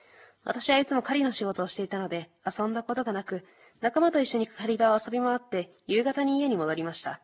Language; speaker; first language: Japanese; native; Japanese